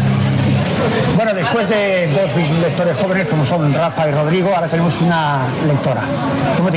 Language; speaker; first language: Spanish; native; Spanish